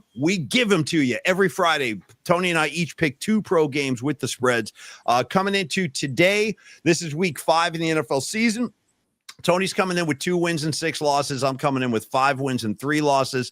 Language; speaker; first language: English; native; English